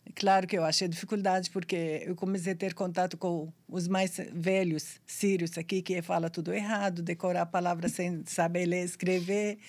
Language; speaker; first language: Portuguese; non-native, fluent; Arabic